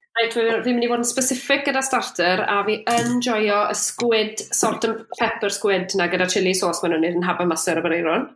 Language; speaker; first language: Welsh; native; Welsh